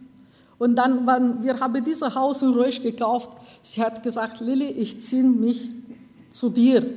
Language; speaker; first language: German; non-native, learner; Romanian